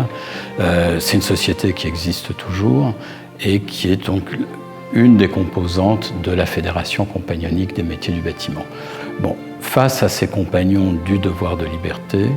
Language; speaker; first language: French; native; French